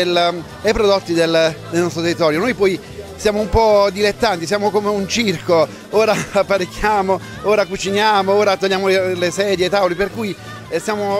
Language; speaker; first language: Italian; native; Italian